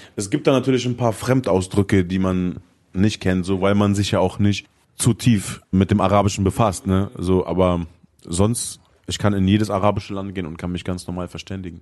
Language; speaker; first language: German; early bilingual, other home language; Arabic